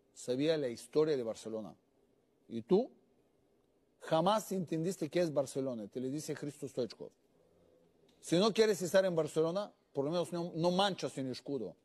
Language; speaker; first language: Spanish; non-native, fluent; Bulgarian